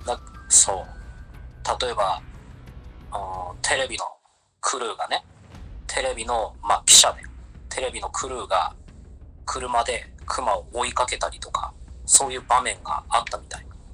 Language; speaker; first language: Japanese; native; Japanese